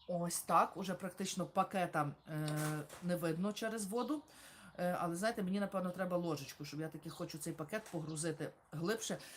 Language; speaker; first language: Ukrainian; native; Ukrainian